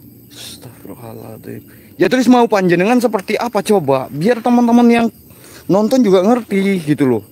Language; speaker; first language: Indonesian; non-native, local second language; Javanese